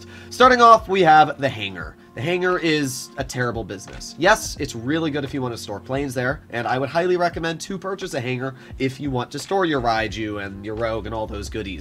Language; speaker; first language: English; native; English